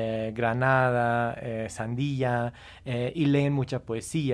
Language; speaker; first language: Spanish; non-native, fluent; English